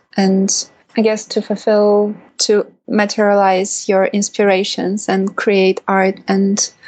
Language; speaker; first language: English; non-native, fluent; Russian